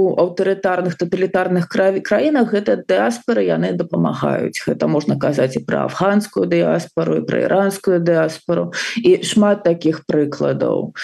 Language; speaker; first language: Belarusian; non-native, local second language; Russian